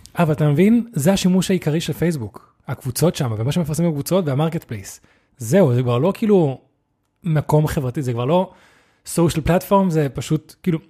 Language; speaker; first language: Hebrew; native; Hebrew